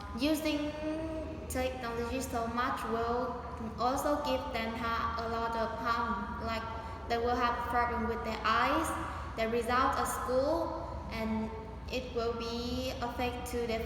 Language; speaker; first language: English; non-native, learner; Vietnamese